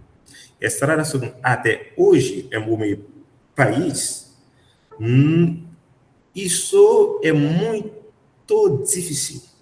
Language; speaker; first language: Portuguese; non-native, learner; Haitian Creole